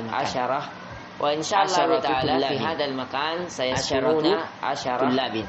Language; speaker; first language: Arabic; non-native, fluent; Indonesian